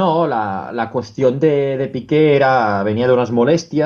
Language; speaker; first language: Spanish; native; Spanish